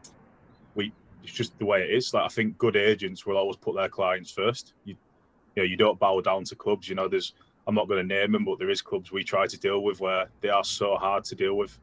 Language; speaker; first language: English; native; English